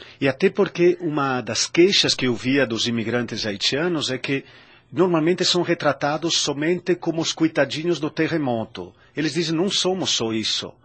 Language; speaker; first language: Portuguese; non-native, fluent; Italian